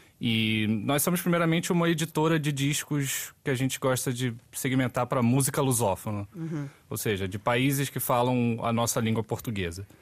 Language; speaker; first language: Portuguese; native; Portuguese